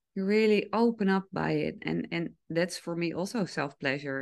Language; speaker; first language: English; non-native, fluent; Dutch